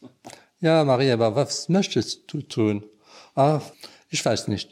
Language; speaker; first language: German; non-native, learner; French